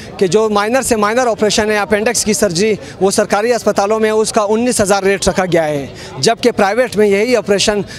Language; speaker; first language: Urdu; non-native, local second language; Pashto